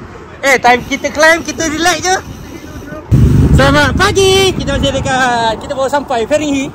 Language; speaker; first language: Malay; native; Malay